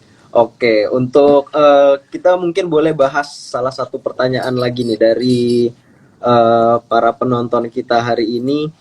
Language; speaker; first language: Indonesian; native; Indonesian